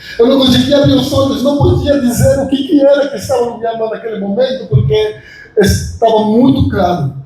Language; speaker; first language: Portuguese; non-native, fluent; Spanish